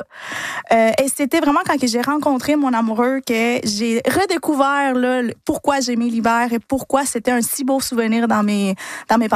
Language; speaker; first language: French; non-native, fluent; Spanish